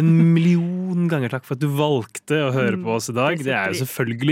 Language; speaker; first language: Norwegian; native; Norwegian